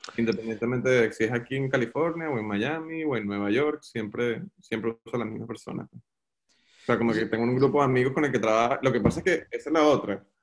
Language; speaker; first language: Spanish; native; Spanish